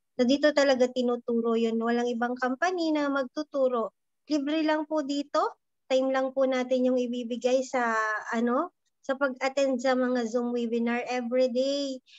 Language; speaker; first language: Filipino; native; Filipino